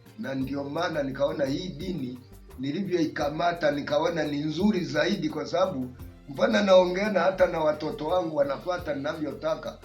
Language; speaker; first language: Swahili; non-native, local second language; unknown